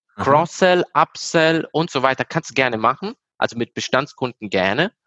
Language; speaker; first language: German; early bilingual, heritage; German